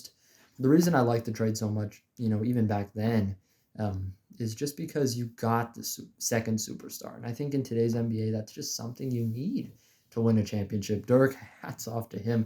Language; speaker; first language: English; native; English